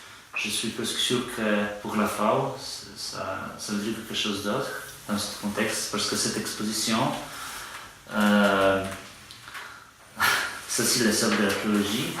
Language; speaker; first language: French; non-native, fluent; Polish